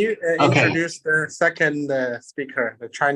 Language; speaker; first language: English; non-native, learner; Chinese